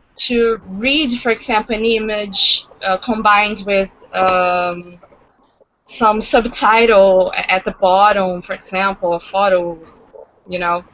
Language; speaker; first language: English; non-native, fluent; Portuguese